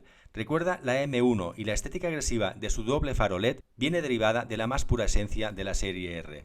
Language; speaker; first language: Spanish; native; Spanish